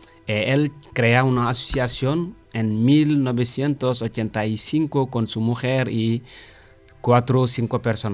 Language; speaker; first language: Spanish; non-native, learner; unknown